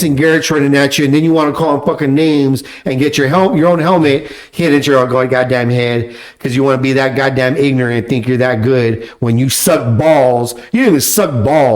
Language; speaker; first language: English; native; English